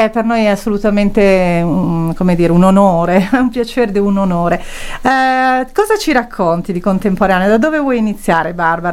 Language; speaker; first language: Italian; native; Italian